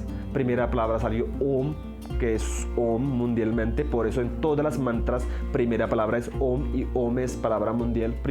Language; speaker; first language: Spanish; non-native, learner; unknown